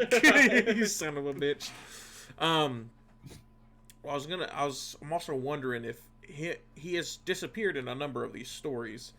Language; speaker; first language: English; native; English